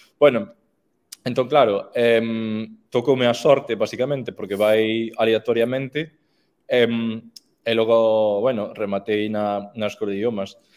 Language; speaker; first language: Galician; non-native, fluent; English